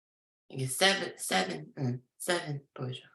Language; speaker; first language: Korean; early bilingual, heritage; Korean